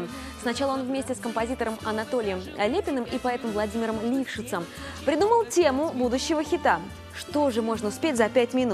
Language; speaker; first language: Russian; native; Russian